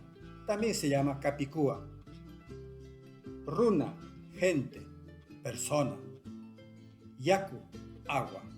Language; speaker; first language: Spanish; non-native, local second language; Quechua